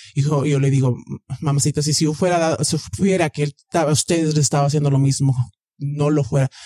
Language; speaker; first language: Spanish; early bilingual, heritage; Spanish